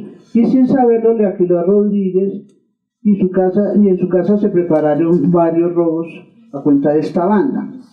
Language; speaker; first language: Spanish; native; Spanish